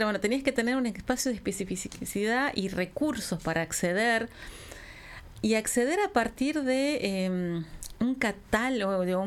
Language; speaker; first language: Spanish; native; Spanish